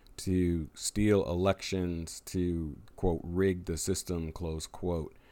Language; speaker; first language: English; native; English